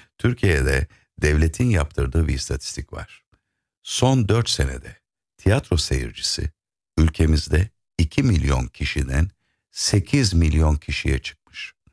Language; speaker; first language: Turkish; native; Turkish